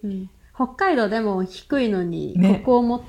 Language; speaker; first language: Japanese; non-native, fluent; Cantonese